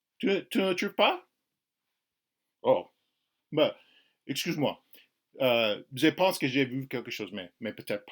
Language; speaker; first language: French; non-native, fluent; English